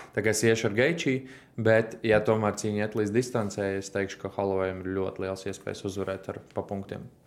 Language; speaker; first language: Latvian; native; Latvian